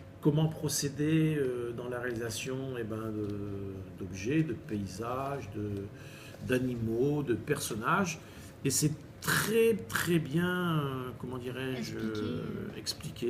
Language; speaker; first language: French; native; French